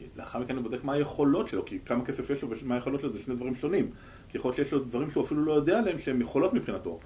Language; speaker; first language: Hebrew; native; Hebrew